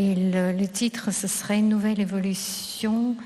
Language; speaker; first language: French; non-native, fluent; Russian